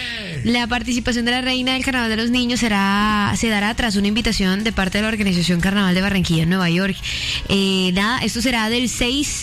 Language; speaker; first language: Spanish; native; Spanish